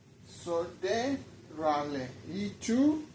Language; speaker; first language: Spanish; non-native, learner; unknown